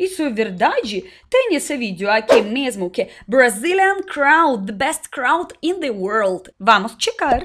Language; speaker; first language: Portuguese; non-native, learner; Russian